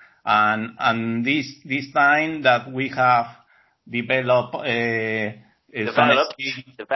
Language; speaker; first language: English; non-native, learner; Spanish